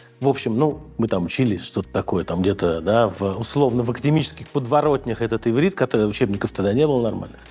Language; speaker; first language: Russian; native; Russian